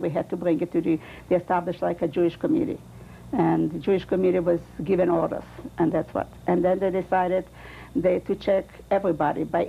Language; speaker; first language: English; non-native, fluent; Russian